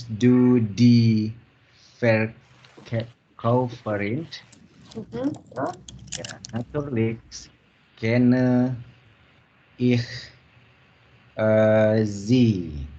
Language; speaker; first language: German; non-native, learner; Indonesian